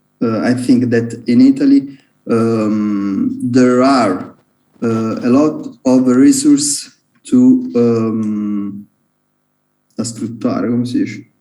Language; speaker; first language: English; non-native, learner; Italian